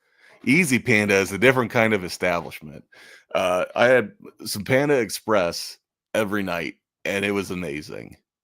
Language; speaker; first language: English; native; English